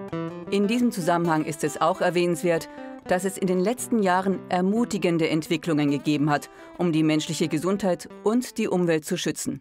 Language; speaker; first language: German; native; German